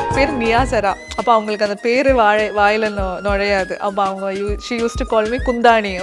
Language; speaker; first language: Tamil; non-native, local second language; Malayalam